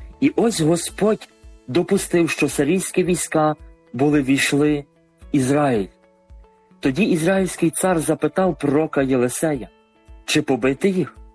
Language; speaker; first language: Ukrainian; native; Ukrainian